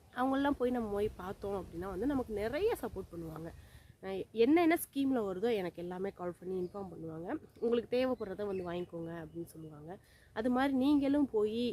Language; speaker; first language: Tamil; native; Tamil